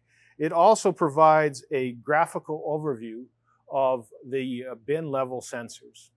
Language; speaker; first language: English; native; English